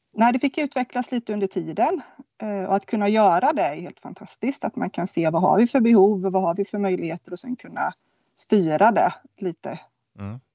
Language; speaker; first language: Swedish; native; Swedish